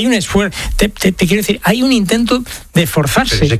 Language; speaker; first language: Spanish; native; Spanish